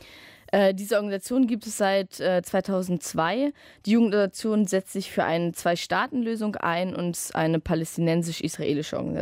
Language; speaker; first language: German; native; German